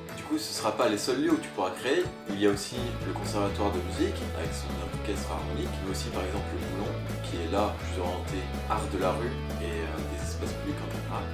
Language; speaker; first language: French; native; French